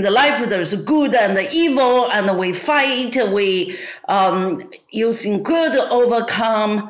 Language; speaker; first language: English; non-native, fluent; Chinese